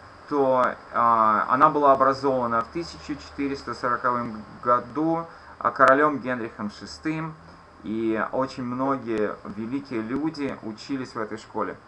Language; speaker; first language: Russian; native; Russian